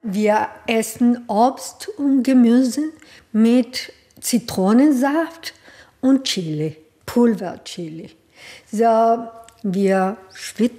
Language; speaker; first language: German; non-native, learner; Spanish